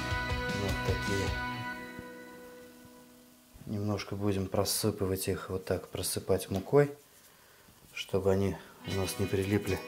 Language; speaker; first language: Russian; native; Russian